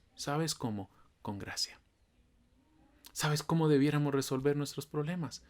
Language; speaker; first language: Spanish; native; Spanish